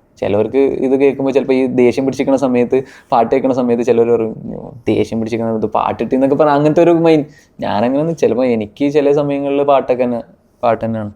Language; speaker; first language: Malayalam; native; Malayalam